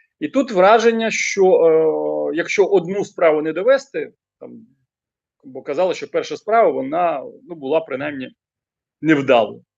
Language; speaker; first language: Ukrainian; non-native, local second language; Russian